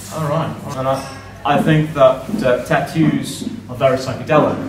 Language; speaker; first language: English; native; English